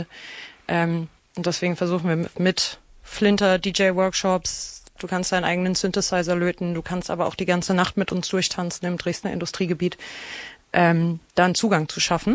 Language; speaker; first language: German; native; German